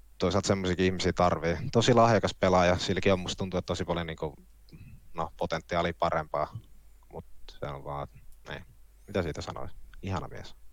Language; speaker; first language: Finnish; native; Finnish